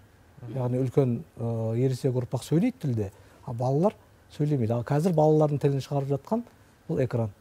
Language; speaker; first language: Kazakh; native; Kazakh